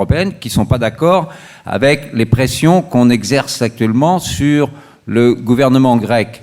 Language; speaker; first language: French; native; French